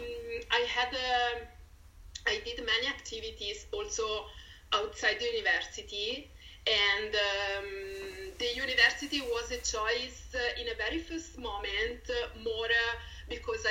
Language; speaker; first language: English; non-native, fluent; Italian